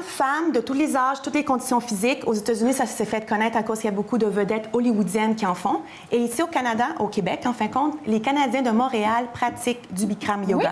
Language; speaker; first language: French; native; French